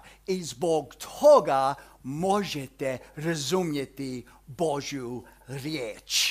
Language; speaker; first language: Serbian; early bilingual, heritage; Serbian